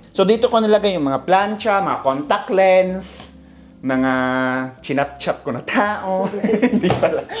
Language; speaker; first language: Filipino; native; Filipino